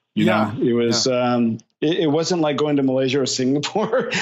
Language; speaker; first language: English; native; English